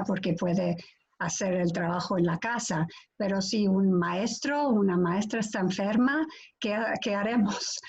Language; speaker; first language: Spanish; non-native, fluent; English